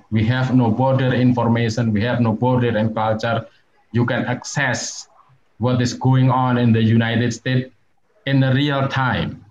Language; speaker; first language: English; non-native, fluent; Javanese